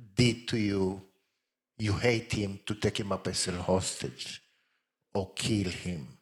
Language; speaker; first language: English; non-native, fluent; Hebrew